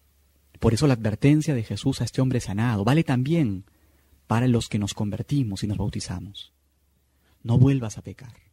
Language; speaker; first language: Spanish; native; Spanish